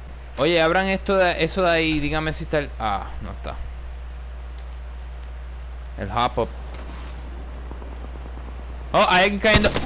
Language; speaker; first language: Spanish; early bilingual, heritage; Spanish